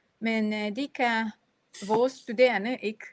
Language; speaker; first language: Danish; non-native, fluent; Japanese